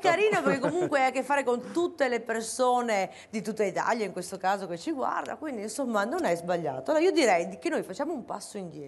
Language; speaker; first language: Italian; native; Italian